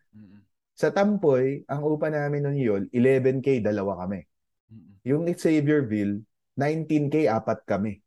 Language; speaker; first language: Filipino; native; Filipino